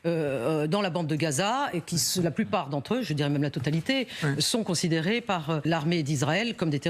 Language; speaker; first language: French; native; French